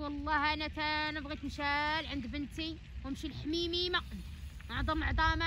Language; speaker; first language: Arabic; native; Arabic